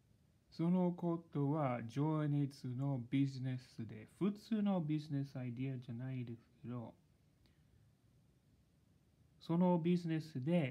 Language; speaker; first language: Japanese; non-native, learner; English